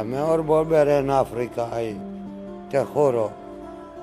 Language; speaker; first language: Spanish; non-native, learner; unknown